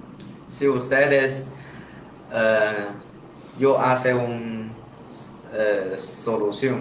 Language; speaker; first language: Spanish; non-native, learner; Chinese